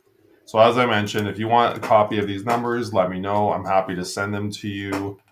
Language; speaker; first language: English; native; English